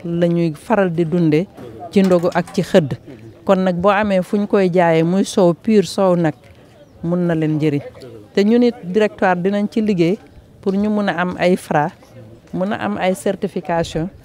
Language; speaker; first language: Wolof; non-native, local second language; Fula